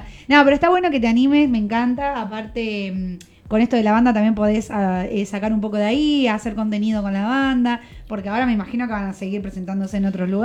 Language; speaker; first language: Spanish; native; Spanish